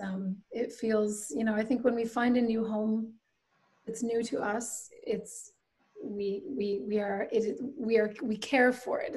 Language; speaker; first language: English; native; English